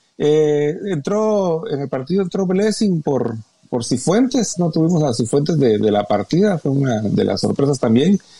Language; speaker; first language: Spanish; native; Spanish